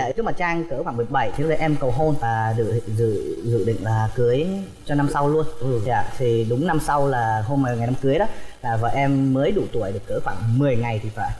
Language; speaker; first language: Vietnamese; early bilingual, heritage; Vietnamese